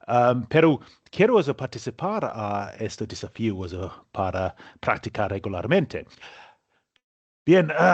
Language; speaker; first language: Spanish; non-native, learner; English